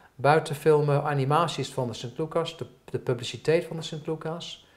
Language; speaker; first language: Dutch; non-native, fluent; English